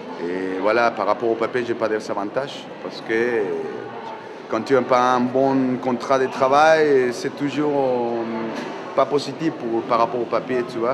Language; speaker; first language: French; non-native, fluent; Spanish